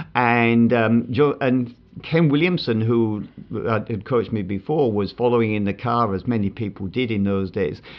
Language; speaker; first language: English; native; English